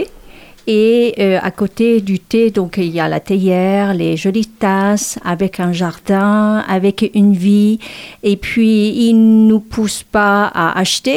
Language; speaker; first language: French; non-native, fluent; Chinese